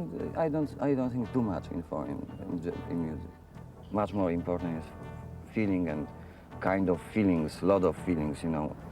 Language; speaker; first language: English; non-native, fluent; Polish